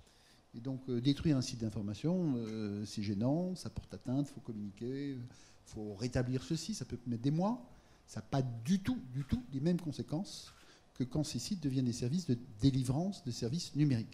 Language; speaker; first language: French; native; French